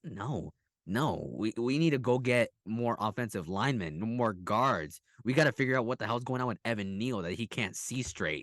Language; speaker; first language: English; native; English